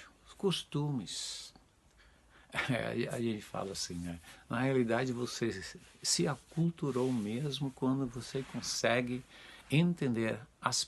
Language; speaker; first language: Portuguese; non-native, fluent; Dutch